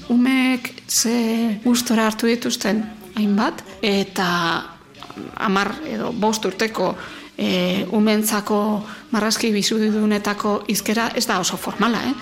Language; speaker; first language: Basque; native; Basque